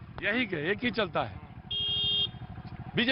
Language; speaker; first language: Hindi; native; Hindi